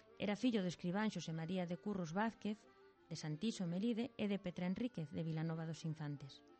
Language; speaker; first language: Galician; native; Galician